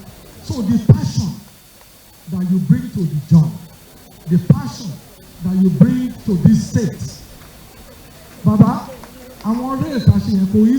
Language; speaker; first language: English; non-native, local second language; Yoruba